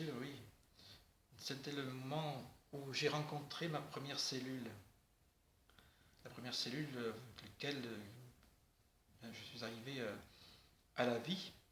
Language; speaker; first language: French; native; French